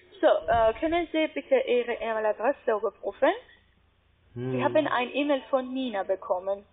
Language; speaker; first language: German; non-native, learner; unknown